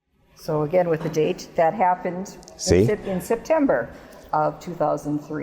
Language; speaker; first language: English; native; English